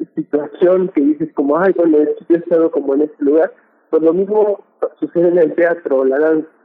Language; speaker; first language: Spanish; native; Spanish